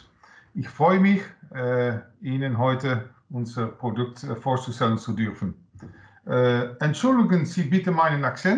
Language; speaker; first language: German; non-native, learner; Dutch